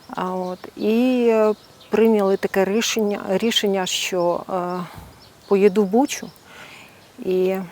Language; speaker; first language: Ukrainian; non-native, local second language; Russian